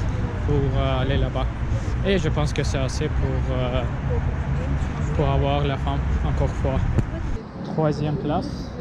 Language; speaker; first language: French; non-native, learner; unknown